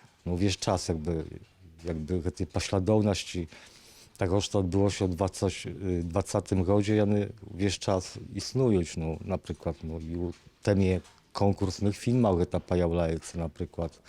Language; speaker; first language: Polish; non-native, learner; Belarusian